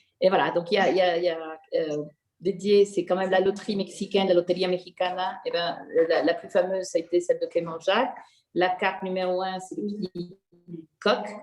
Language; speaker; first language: French; native; French